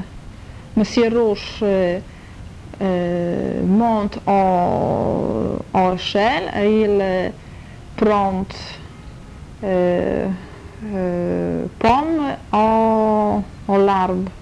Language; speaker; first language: French; non-native, learner; Polish